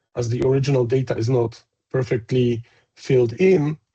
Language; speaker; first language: English; non-native, fluent; Polish